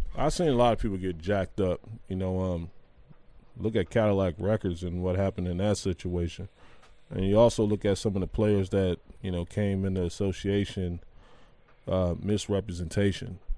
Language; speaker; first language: English; native; English